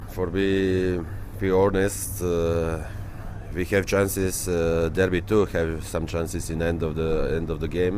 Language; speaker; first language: English; non-native, learner; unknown